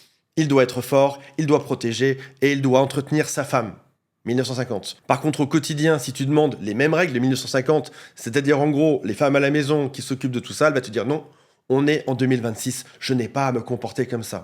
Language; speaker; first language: French; native; French